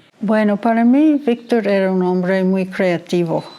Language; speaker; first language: Spanish; non-native, fluent; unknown